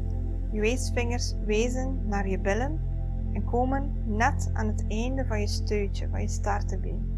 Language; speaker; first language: Dutch; native; Dutch